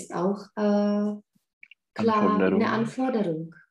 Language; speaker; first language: German; non-native, fluent; Czech